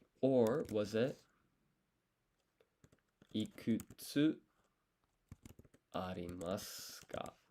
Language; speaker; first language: Japanese; non-native, learner; English